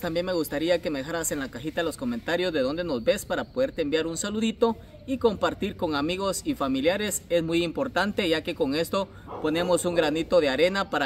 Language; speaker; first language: Spanish; native; Spanish